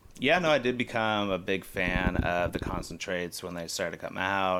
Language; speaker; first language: English; native; English